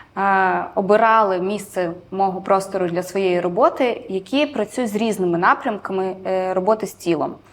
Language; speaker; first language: Ukrainian; non-native, local second language; Romanian